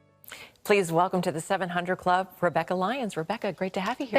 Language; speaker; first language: English; native; English